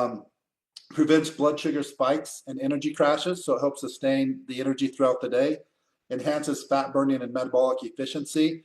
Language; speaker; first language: English; native; English